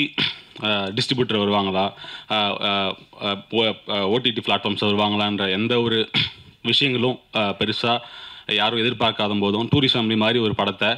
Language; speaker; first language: Tamil; native; Tamil